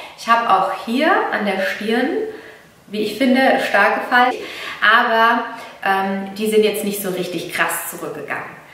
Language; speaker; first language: German; early bilingual, other home language; Italian